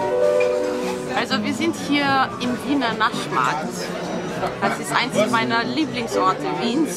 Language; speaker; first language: German; non-native, fluent; Romanian